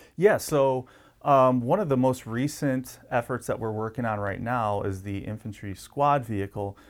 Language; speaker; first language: English; native; English